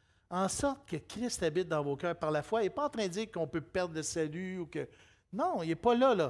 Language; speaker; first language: French; native; French